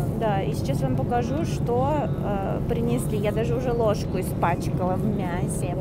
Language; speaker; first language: Russian; native; Russian